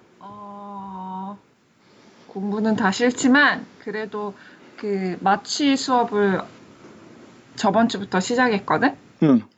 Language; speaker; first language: Korean; early bilingual, heritage; Korean